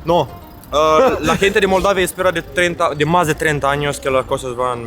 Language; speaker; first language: Spanish; non-native, learner; Romanian